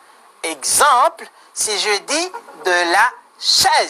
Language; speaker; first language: French; non-native, fluent; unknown